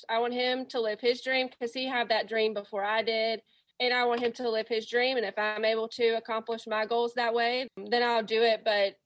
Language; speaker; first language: English; native; English